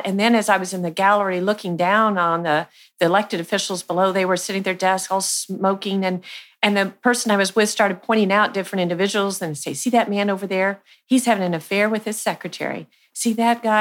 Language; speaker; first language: English; native; English